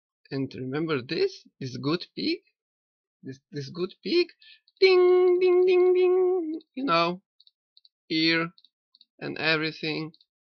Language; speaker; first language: English; non-native, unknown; Polish